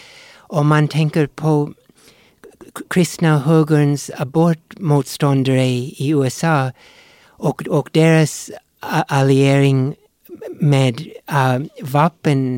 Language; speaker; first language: Swedish; non-native, fluent; English